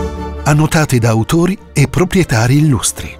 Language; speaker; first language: Italian; native; Italian